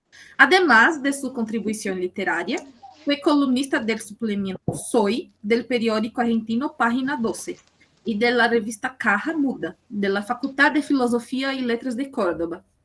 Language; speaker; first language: Spanish; non-native, learner; Portuguese